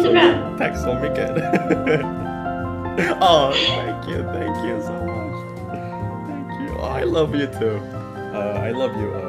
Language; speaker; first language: English; non-native, fluent; Indonesian